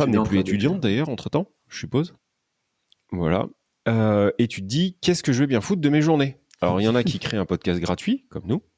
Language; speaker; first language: French; native; French